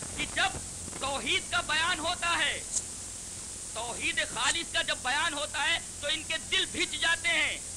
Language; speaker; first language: Urdu; native; Urdu